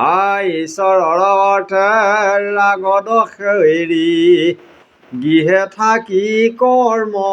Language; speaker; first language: Assamese; native; Assamese